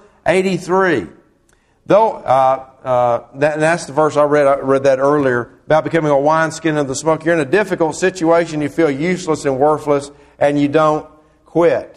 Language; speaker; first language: English; native; English